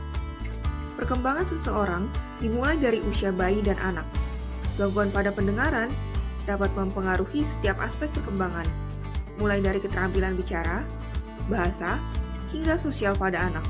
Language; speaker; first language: Indonesian; native; Indonesian